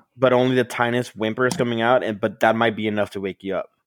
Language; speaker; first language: English; early bilingual, other home language; Spanish